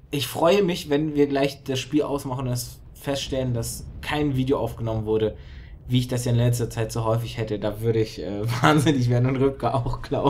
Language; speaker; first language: German; native; German